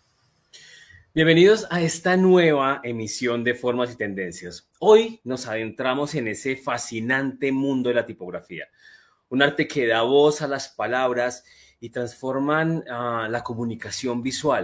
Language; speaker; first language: Spanish; native; Spanish